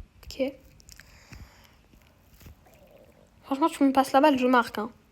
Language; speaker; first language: French; native; French